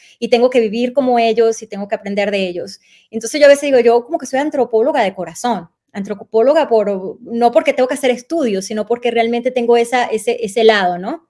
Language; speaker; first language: Spanish; native; Spanish